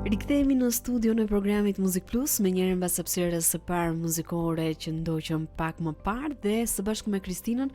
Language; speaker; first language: Albanian; native; Albanian